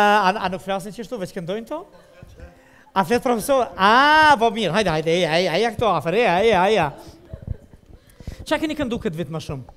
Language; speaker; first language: Albanian; native; Albanian